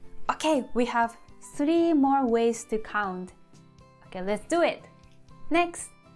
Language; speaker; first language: English; non-native, fluent; Japanese